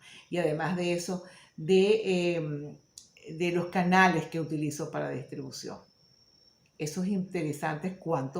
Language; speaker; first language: Spanish; native; Spanish